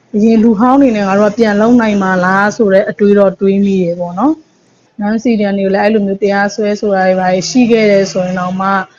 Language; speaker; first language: Burmese; native; Burmese